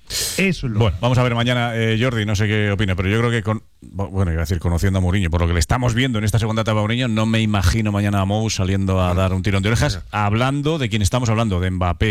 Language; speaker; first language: Spanish; native; Spanish